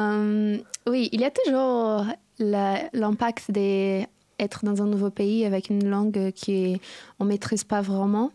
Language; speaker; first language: French; non-native, fluent; Portuguese